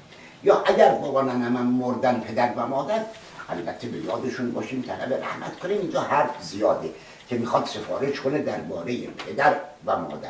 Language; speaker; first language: Persian; native; Persian